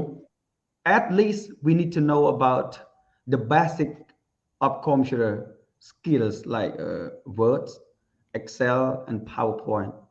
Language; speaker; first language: English; non-native, learner; Khmer